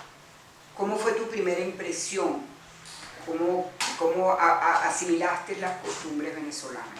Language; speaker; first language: Spanish; early bilingual, other home language; Greek